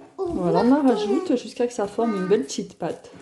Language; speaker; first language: French; native; French